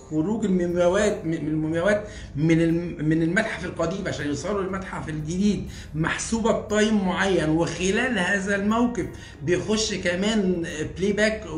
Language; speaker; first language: Arabic; native; Arabic